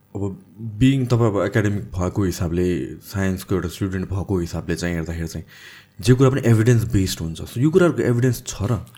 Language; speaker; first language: Nepali; native; Nepali